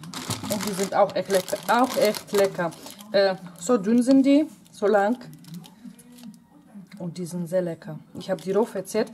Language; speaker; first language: German; non-native, fluent; Polish